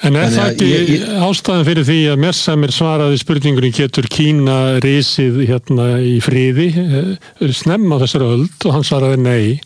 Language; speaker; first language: Icelandic; native; Icelandic